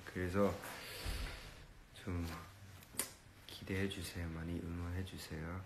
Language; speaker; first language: Korean; non-native, learner; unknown